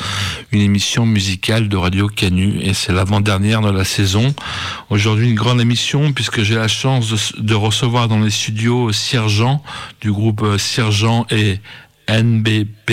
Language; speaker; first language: French; native; French